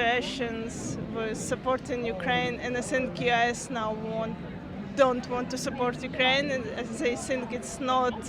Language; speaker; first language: English; non-native, learner; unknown